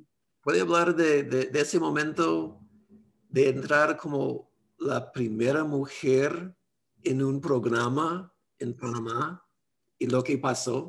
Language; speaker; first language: Spanish; non-native, learner; English